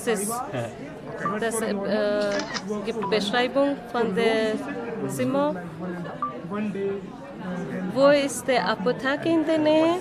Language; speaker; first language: German; non-native, learner; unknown